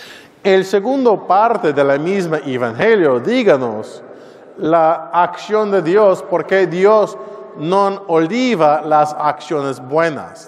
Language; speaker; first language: Spanish; non-native, learner; English